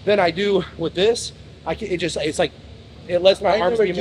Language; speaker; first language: English; native; English